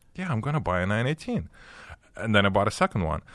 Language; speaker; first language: English; early bilingual, other home language; Ukrainian